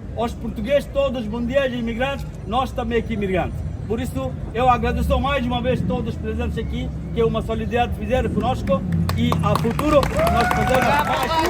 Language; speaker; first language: Portuguese; non-native, local second language; Bangla